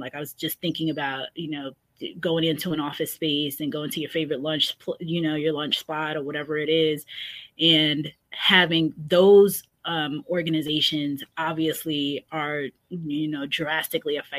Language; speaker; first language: English; native; English